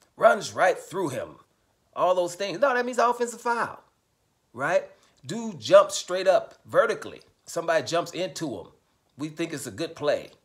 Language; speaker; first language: English; native; English